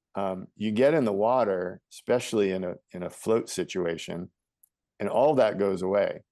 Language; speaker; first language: English; native; English